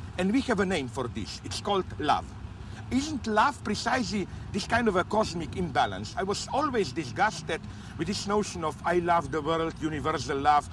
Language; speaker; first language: English; non-native, fluent; Slovenian